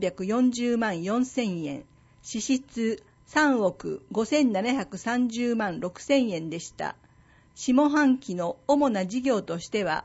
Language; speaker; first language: Japanese; native; Japanese